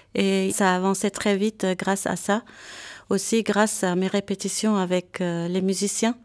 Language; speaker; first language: French; non-native, local second language; Armenian